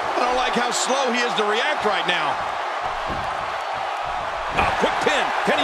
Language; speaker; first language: English; native; English